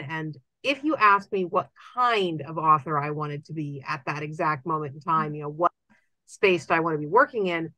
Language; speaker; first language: English; native; English